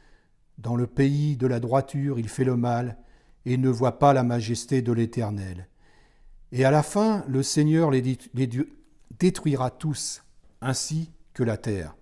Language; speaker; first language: French; native; French